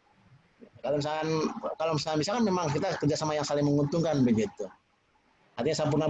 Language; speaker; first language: Indonesian; native; Indonesian